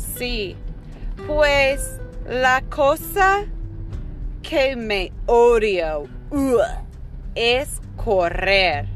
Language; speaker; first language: Spanish; non-native, fluent; English